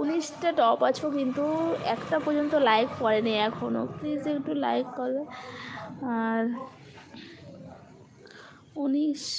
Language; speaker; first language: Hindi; non-native, local second language; Bangla